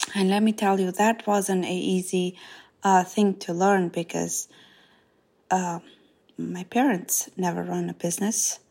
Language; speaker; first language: English; non-native, fluent; Macedonian